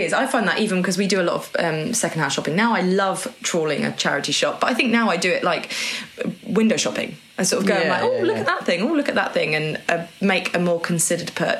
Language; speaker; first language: English; native; English